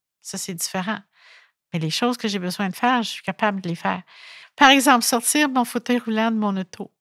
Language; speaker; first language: French; native; French